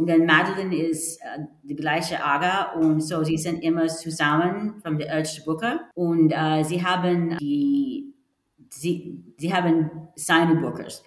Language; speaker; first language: German; non-native, learner; English